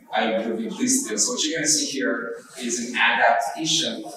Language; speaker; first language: English; native; English